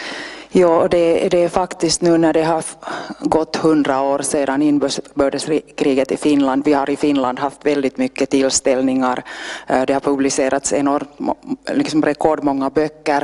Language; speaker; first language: Swedish; native; Swedish